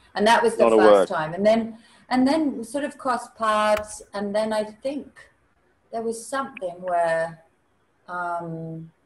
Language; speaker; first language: English; native; English